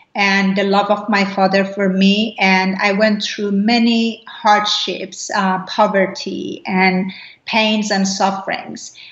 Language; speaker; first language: English; non-native, fluent; Persian